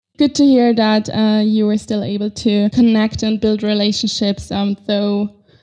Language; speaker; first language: English; non-native, fluent; German